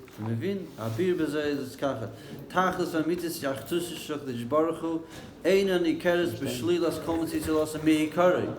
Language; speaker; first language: Hebrew; non-native, fluent; English